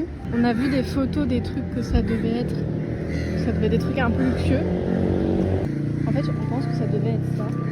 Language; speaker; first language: French; native; French